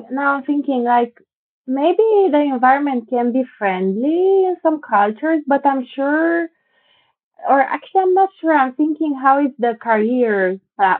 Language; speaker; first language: English; non-native, fluent; Romanian